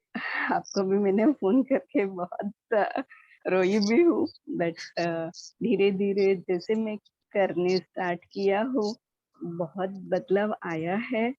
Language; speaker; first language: Hindi; non-native, local second language; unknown